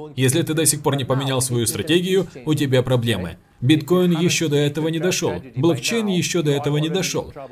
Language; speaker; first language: Russian; non-native, fluent; Swedish